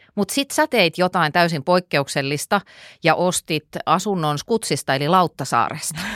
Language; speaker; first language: Finnish; native; Finnish